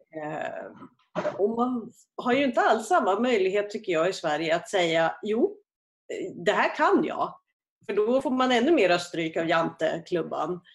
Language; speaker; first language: Swedish; native; Swedish